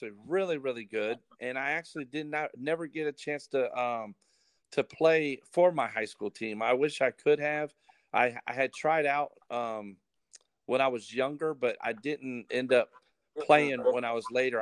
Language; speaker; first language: English; native; English